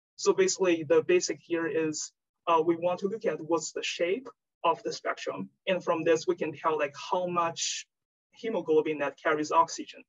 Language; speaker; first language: English; non-native, fluent; Chinese